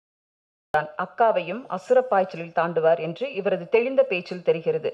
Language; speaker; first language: Tamil; native; Tamil